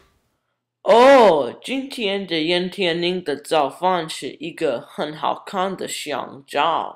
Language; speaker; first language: Chinese; non-native, learner; English